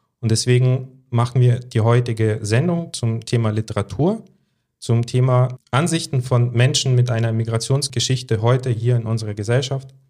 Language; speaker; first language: German; early bilingual, other home language; Russian